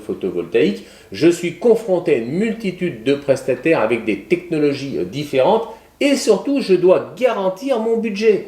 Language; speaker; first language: French; native; French